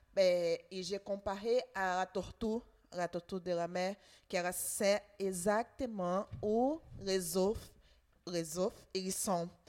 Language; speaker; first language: French; non-native, learner; Portuguese